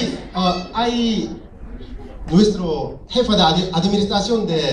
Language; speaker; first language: Spanish; non-native, local second language; Korean